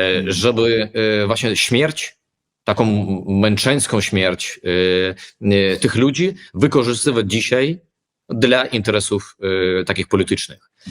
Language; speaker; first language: Polish; early bilingual, heritage; Polish